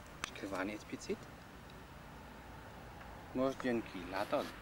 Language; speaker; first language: Hungarian; non-native, learner; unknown